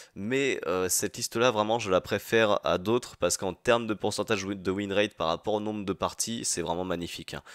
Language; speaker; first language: French; native; French